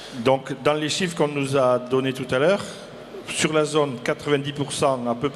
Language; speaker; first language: French; native; French